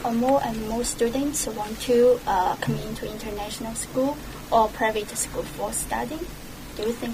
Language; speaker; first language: English; non-native, local second language; Chinese